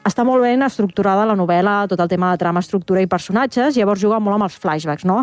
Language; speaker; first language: Catalan; native; Catalan